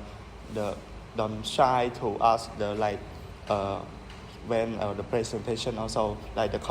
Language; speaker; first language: English; non-native, learner; Khmer